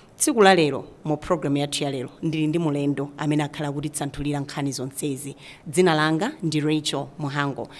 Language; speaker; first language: Nyanja; native; Nyanja